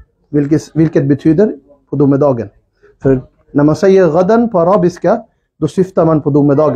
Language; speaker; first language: Swedish; non-native, fluent; Urdu